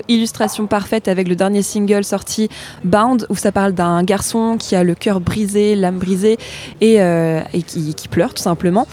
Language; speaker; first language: French; native; French